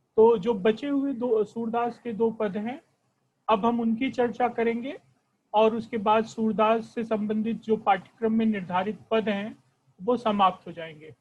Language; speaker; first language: Hindi; non-native, local second language; Marathi